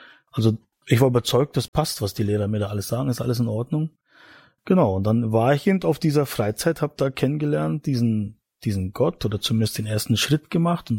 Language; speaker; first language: German; native; German